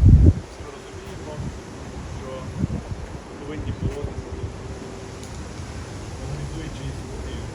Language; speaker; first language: Ukrainian; native; Ukrainian